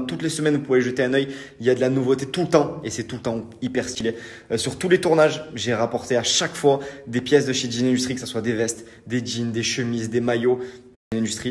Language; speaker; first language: French; native; French